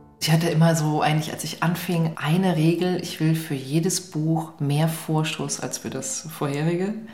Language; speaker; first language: German; native; German